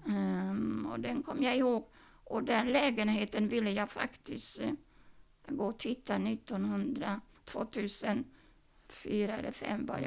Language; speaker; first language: Swedish; non-native, fluent; Yiddish